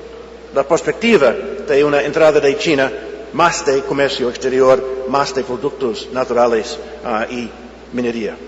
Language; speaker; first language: Spanish; non-native, fluent; English